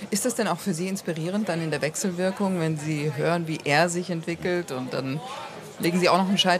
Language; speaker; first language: German; native; German